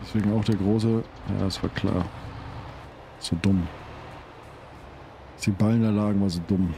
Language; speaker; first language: German; native; German